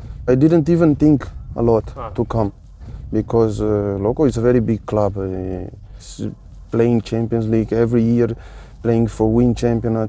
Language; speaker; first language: English; non-native, fluent; Portuguese